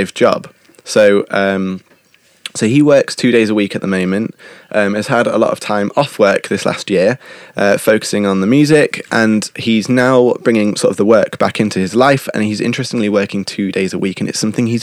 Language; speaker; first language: English; native; English